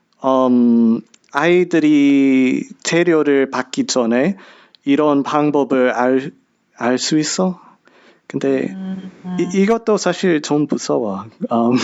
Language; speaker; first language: Korean; non-native, learner; English